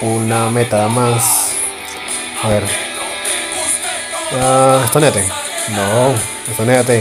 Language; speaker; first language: Spanish; native; Spanish